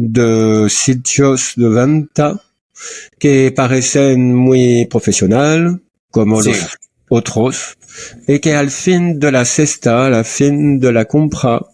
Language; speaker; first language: Spanish; non-native, learner; French